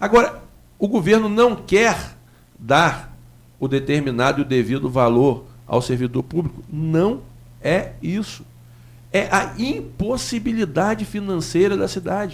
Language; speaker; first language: Portuguese; native; Portuguese